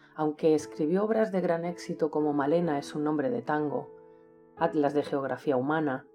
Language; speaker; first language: Spanish; native; Spanish